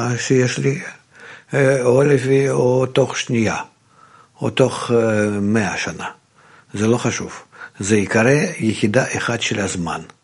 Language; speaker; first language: Hebrew; native; Hebrew